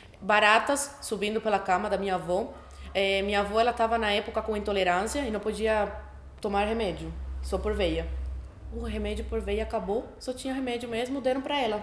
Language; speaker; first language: Portuguese; early bilingual, other home language; Spanish